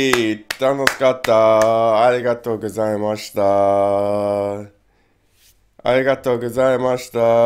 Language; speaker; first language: Japanese; non-native, learner; English